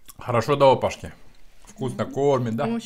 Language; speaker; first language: Russian; native; Russian